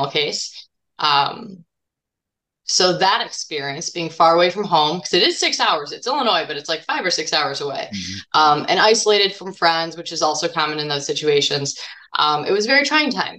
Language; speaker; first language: English; native; English